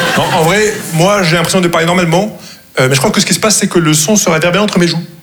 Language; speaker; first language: French; non-native, local second language; Arabic